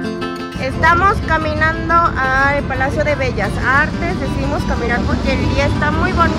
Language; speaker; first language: Spanish; early bilingual, other home language; Korean